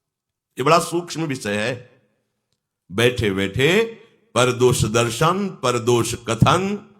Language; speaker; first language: Hindi; native; Hindi